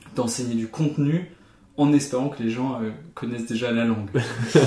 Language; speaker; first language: French; non-native, fluent; German